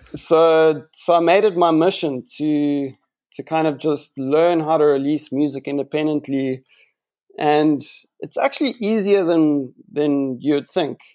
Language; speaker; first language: English; native; English